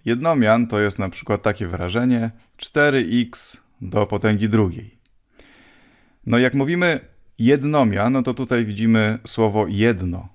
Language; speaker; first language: Polish; native; Polish